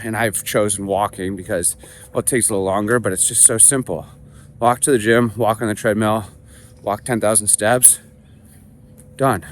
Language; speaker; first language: English; native; English